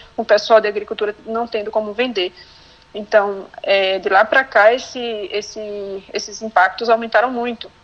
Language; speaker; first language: Portuguese; native; Portuguese